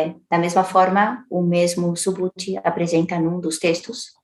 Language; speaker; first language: Portuguese; native; Portuguese